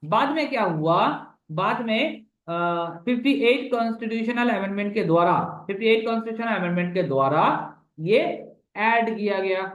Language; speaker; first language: Hindi; non-native, local second language; Bangla